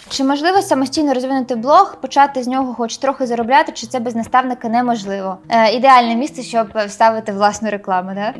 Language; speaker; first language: Ukrainian; non-native, local second language; Russian